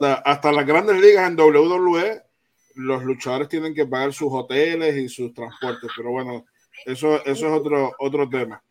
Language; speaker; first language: Spanish; native; Spanish